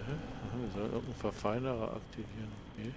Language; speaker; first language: German; native; German